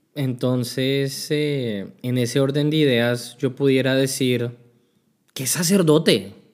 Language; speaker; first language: Spanish; native; Spanish